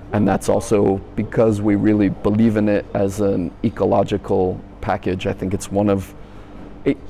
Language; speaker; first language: English; native; English